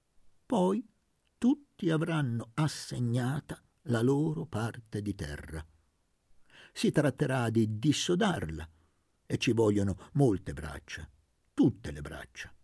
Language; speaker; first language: Italian; native; Italian